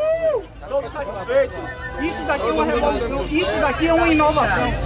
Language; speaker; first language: Portuguese; native; Portuguese